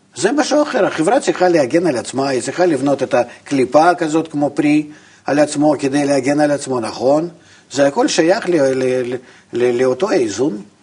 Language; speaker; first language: Hebrew; non-native, fluent; Russian